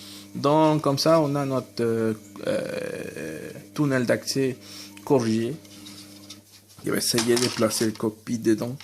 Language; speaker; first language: French; non-native, fluent; Spanish